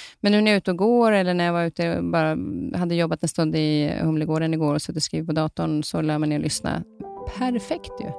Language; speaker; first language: Swedish; native; Swedish